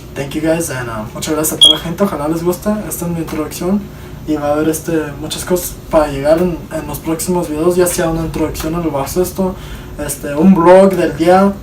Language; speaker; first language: Spanish; early bilingual, heritage; Spanish